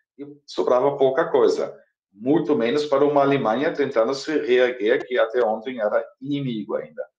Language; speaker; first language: Portuguese; non-native, fluent; German